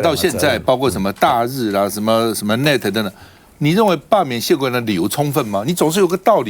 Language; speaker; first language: Chinese; native; Chinese